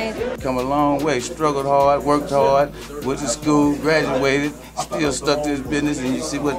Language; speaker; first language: English; native; English